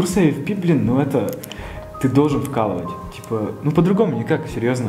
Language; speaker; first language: Russian; native; Russian